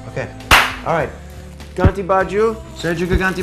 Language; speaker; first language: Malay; non-native, fluent; English